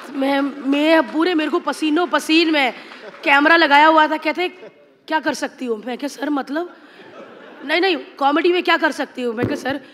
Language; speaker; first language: Hindi; native; Hindi